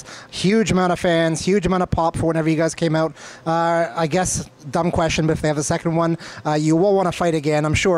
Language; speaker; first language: English; native; English